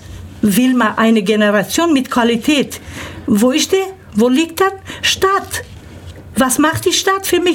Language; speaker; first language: German; early bilingual, other home language; Turkish